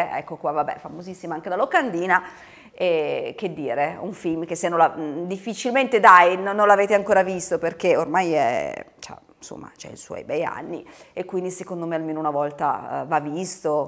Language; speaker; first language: Italian; native; Italian